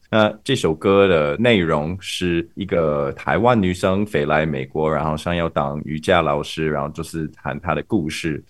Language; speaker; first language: Chinese; early bilingual, heritage; Chinese